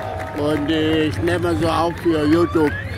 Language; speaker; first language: German; non-native, learner; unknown